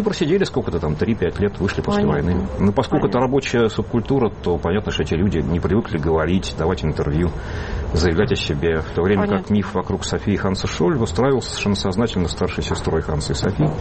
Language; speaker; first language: Russian; native; Russian